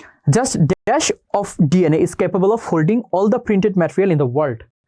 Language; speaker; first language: English; non-native, local second language; Bangla